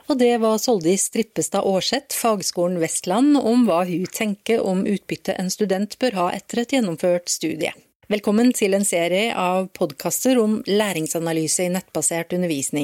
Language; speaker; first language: Norwegian; native; Norwegian